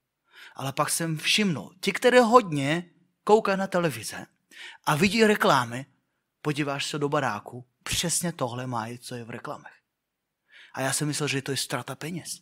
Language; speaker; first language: Czech; non-native, fluent; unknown